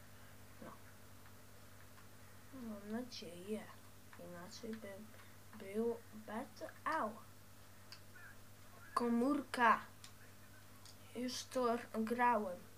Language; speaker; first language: Polish; early bilingual, heritage; Dutch